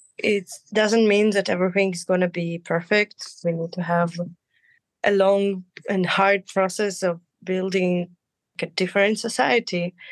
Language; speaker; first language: English; non-native, fluent; Russian